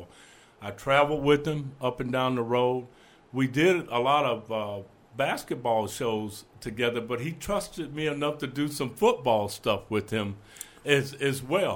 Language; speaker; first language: English; native; English